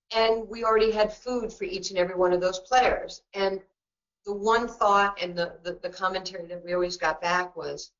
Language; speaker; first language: English; native; English